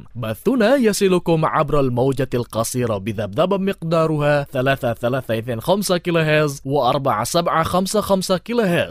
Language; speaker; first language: Arabic; non-native, fluent; Indonesian